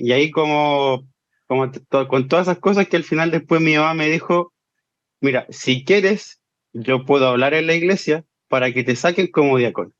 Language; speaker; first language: Spanish; native; Spanish